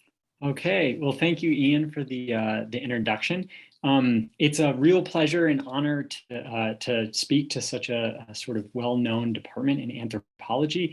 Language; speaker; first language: English; native; English